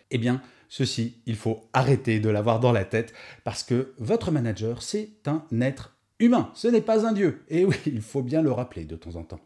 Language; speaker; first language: French; native; French